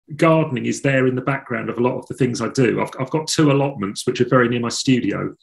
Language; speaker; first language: English; native; English